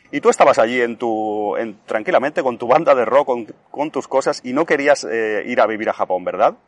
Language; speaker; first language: Spanish; native; Spanish